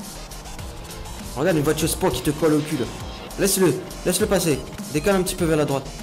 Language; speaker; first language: French; native; French